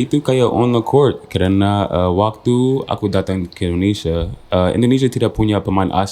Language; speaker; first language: Indonesian; non-native, fluent; English